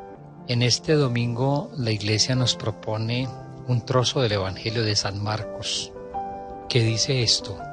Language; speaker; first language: Spanish; native; Spanish